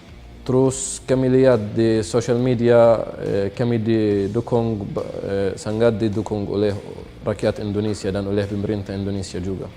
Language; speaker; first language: Indonesian; non-native, fluent; Arabic